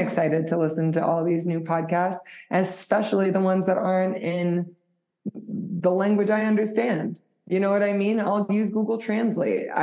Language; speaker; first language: English; native; English